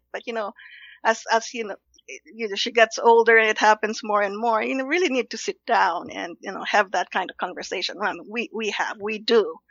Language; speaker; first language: English; non-native, local second language; Filipino